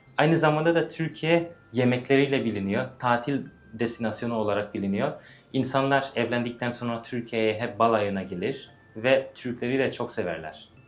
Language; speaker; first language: Turkish; early bilingual, heritage; English